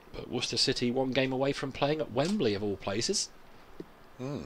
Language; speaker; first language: English; native; English